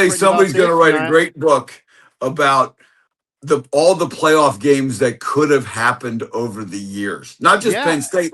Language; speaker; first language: English; native; English